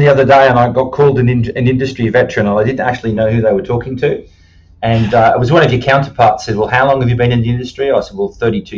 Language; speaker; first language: English; native; English